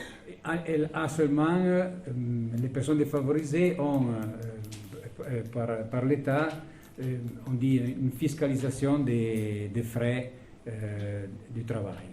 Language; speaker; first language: French; non-native, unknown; Italian